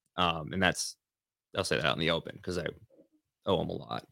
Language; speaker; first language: English; native; English